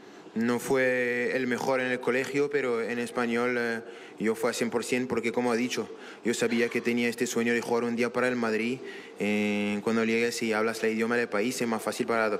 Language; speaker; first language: Spanish; non-native, learner; French